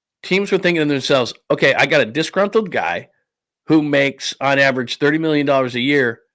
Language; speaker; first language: English; native; English